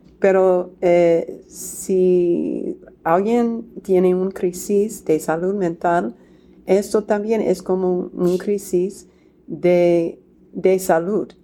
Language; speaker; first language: Spanish; non-native, fluent; English